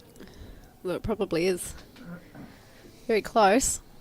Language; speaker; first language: English; native; English